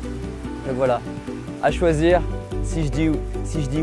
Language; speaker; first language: French; native; French